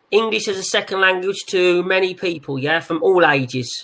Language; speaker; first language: English; native; English